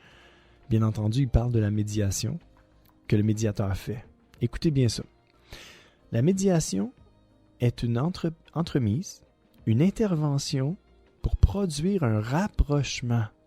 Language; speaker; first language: French; native; French